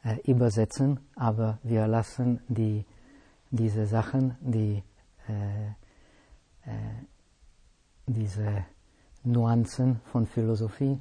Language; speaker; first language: German; non-native, fluent; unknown